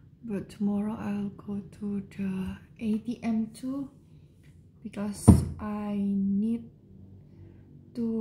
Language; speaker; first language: English; non-native, learner; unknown